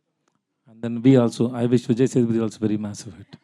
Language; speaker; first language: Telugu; non-native, learner; Tamil